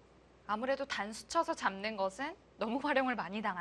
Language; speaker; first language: Korean; native; Korean